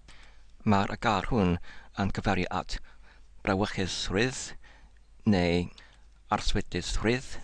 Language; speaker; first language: Welsh; non-native, learner; English